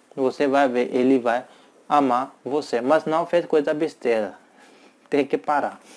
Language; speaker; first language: Portuguese; non-native, learner; Hindi